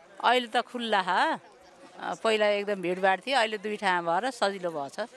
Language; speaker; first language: Nepali; native; Nepali